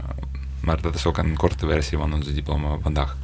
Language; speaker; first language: Dutch; non-native, fluent; Ukrainian